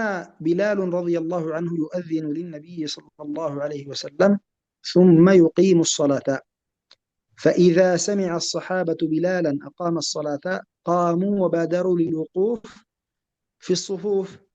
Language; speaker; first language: Arabic; native; Arabic